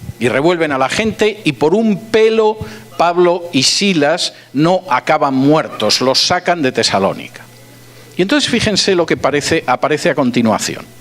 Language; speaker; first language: Spanish; native; Spanish